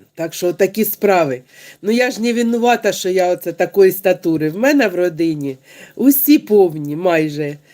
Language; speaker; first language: Ukrainian; non-native, local second language; Russian